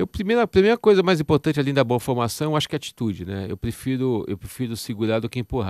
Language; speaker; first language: Portuguese; native; Portuguese